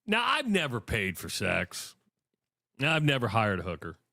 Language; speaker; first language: English; native; English